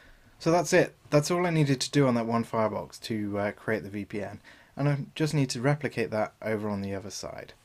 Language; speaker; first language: English; native; English